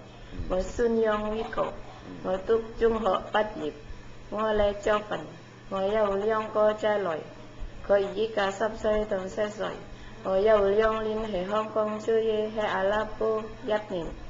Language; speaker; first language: Cantonese; non-native, learner; Indonesian